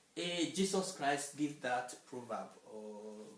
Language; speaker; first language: English; non-native, local second language; Yoruba